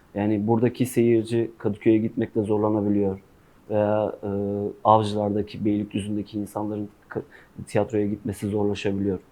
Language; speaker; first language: Turkish; non-native, local second language; Kurdish